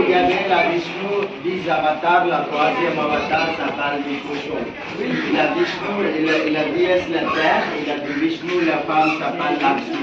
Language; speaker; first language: French; non-native, learner; Tamil